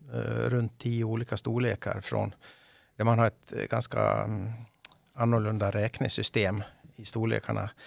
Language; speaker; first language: Swedish; native; Swedish